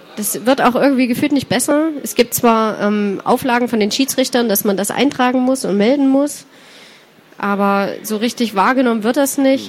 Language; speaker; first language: German; native; German